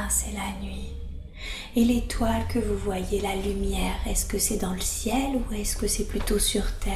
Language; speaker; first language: French; native; French